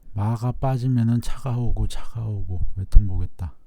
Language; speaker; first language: Korean; native; Korean